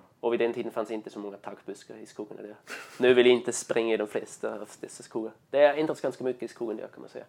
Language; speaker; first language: Swedish; non-native, fluent; German